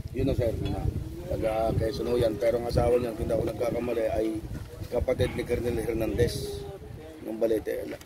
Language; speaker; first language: Filipino; non-native, local second language; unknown